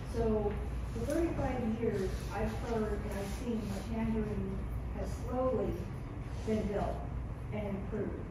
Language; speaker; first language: English; native; English